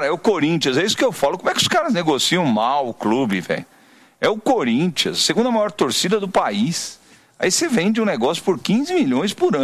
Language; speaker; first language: Portuguese; native; Portuguese